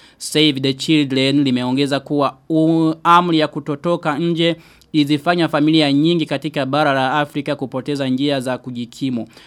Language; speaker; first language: Swahili; non-native, local second language; Rundi